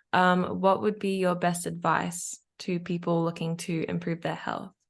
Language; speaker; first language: English; native; English